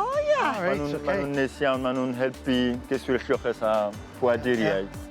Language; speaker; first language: Welsh; non-native, fluent; French